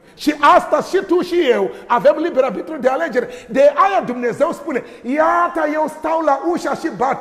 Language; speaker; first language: Romanian; non-native, learner; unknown